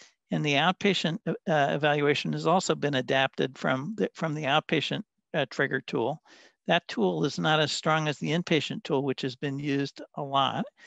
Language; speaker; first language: English; native; English